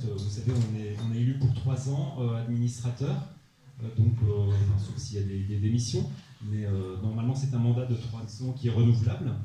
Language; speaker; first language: French; native; French